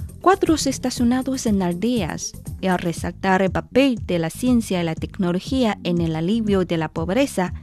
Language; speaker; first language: Spanish; non-native, fluent; Chinese